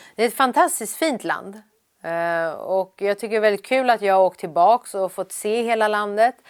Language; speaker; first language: Swedish; early bilingual, other home language; Persian